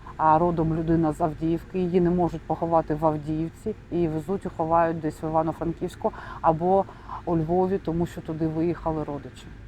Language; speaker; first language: Ukrainian; non-native, local second language; Russian